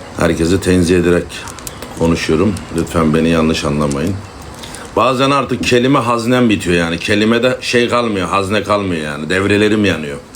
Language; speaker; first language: Turkish; native; Turkish